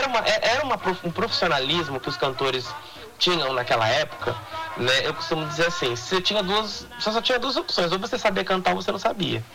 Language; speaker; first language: Portuguese; native; Portuguese